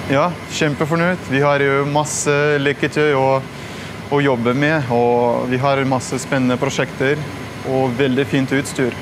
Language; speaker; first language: Norwegian; non-native, fluent; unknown